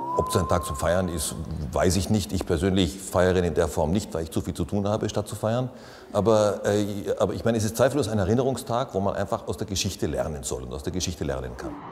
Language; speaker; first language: German; native; German